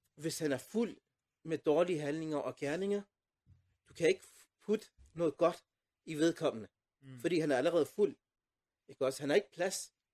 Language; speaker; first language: Danish; non-native, fluent; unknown